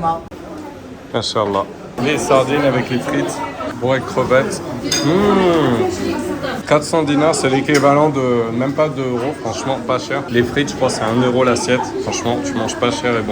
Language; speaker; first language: French; native; French